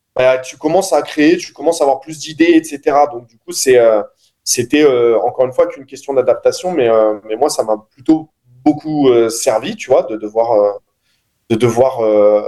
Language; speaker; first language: French; native; French